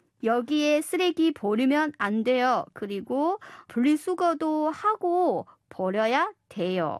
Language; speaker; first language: Korean; non-native, fluent; Chinese